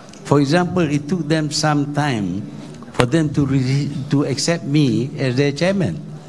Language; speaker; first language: English; non-native, local second language; Malay